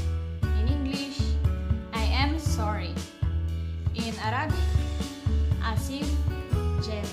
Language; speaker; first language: English; non-native, local second language; Filipino